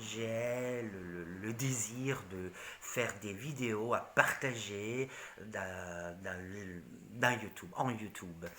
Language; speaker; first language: French; non-native, learner; Italian